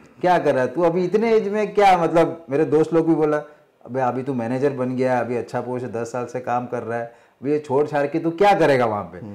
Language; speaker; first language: Hindi; non-native, local second language; Marathi